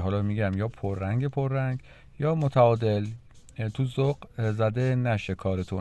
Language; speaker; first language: Persian; native; Persian